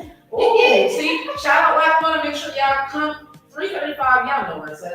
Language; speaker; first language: English; native; English